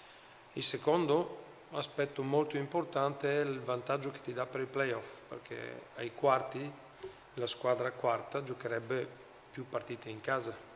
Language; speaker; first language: Italian; non-native, fluent; Bulgarian